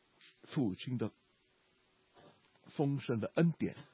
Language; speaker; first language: Chinese; native; Chinese